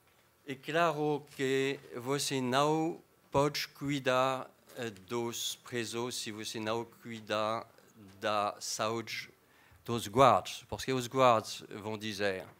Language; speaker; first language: Portuguese; non-native, fluent; French